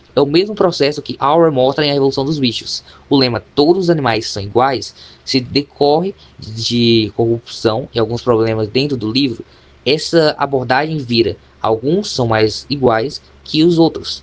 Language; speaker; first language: Portuguese; native; Portuguese